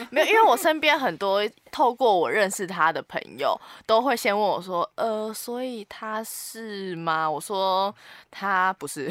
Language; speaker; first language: Chinese; native; Chinese